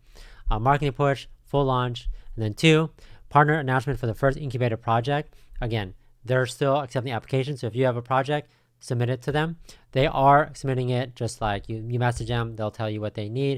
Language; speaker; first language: English; native; English